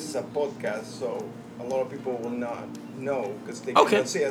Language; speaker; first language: English; non-native, fluent; Spanish